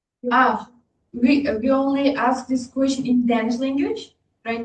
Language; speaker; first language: English; non-native, fluent; Uzbek